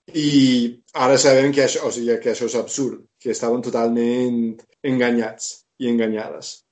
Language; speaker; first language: Catalan; non-native, fluent; English